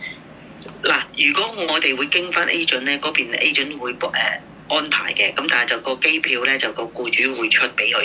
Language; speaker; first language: Cantonese; native; Cantonese